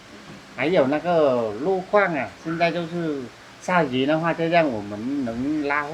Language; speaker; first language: Chinese; non-native, fluent; Vietnamese